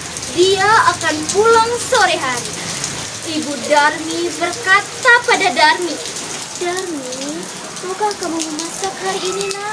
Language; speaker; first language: Indonesian; non-native, local second language; Balinese